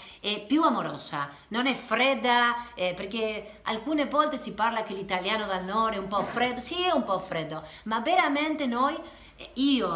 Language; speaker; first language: Italian; non-native, learner; Spanish